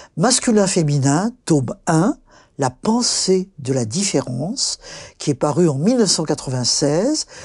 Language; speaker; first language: French; native; French